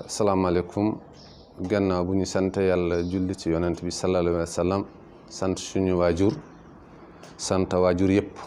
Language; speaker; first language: Wolof; non-native, local second language; Fula